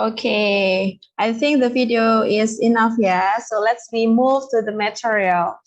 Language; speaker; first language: English; non-native, learner; Indonesian